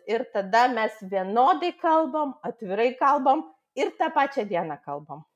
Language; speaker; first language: Lithuanian; non-native, local second language; Russian